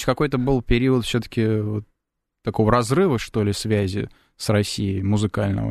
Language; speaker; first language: Russian; native; Russian